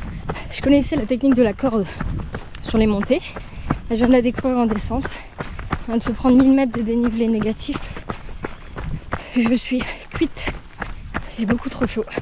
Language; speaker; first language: French; native; French